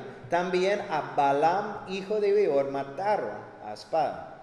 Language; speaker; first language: Spanish; non-native, fluent; English